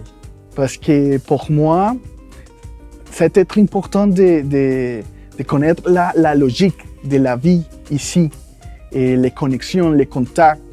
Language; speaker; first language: French; non-native, fluent; Spanish